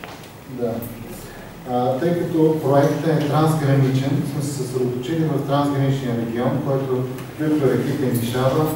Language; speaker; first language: Bulgarian; native; Bulgarian